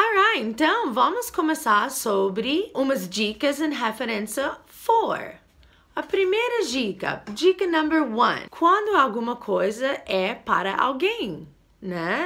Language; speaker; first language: Portuguese; non-native, fluent; English